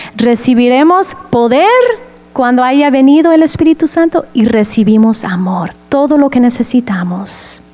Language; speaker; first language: Spanish; non-native, fluent; English